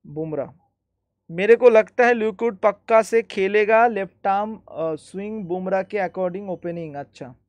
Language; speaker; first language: Hindi; non-native, local second language; Bangla